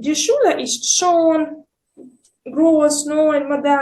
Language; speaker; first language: German; non-native, fluent; Ukrainian